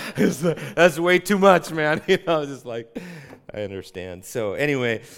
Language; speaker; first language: English; native; English